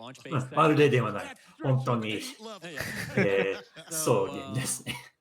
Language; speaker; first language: Japanese; non-native, learner; English